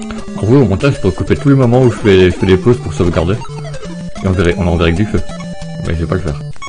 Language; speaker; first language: French; native; French